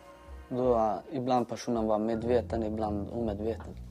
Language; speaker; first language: Swedish; non-native, local second language; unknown